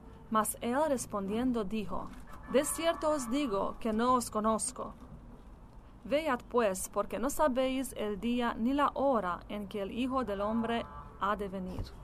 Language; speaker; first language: Spanish; non-native, learner; Italian